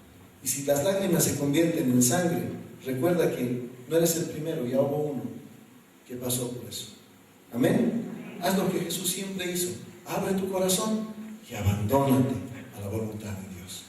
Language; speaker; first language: Spanish; native; Spanish